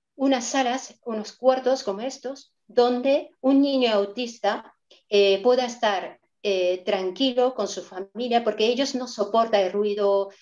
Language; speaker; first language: Spanish; non-native, fluent; Japanese